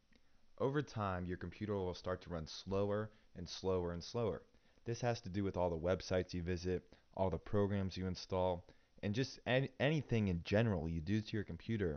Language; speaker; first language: English; native; English